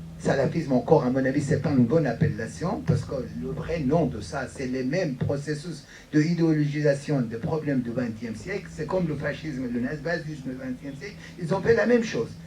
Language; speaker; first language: French; non-native, fluent; Persian